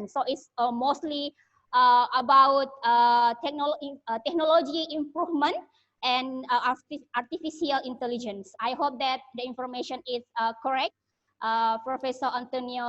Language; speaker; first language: English; non-native, learner; Indonesian